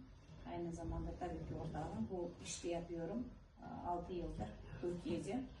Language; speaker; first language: Turkish; non-native, fluent; Russian